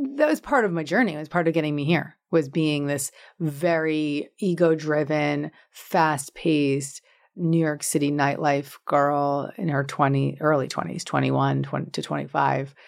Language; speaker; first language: English; native; English